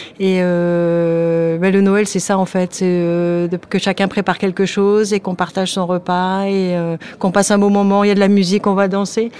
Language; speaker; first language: French; native; French